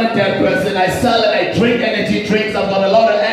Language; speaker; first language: English; non-native, local second language; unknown